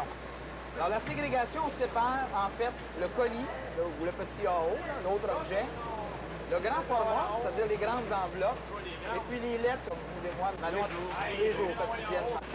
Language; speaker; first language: French; native; French